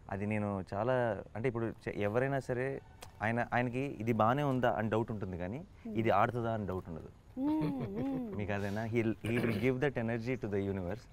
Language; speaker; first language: Telugu; native; Telugu